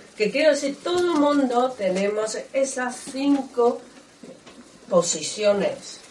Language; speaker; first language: Spanish; non-native, learner; Chinese